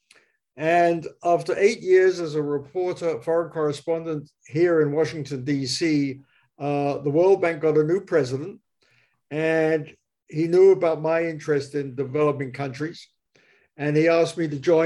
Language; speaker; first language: English; native; English